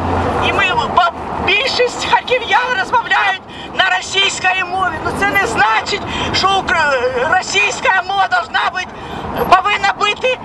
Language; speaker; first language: Ukrainian; non-native, local second language; Russian